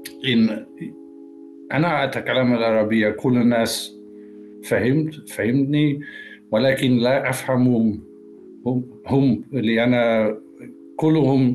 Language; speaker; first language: Arabic; non-native, learner; Dutch